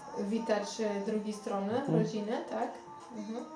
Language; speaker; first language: Polish; non-native, learner; Xhosa